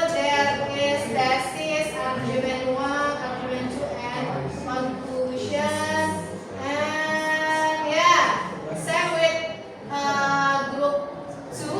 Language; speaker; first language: English; non-native, learner; Indonesian